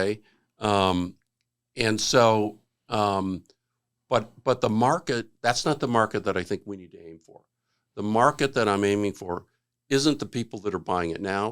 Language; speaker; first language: English; native; English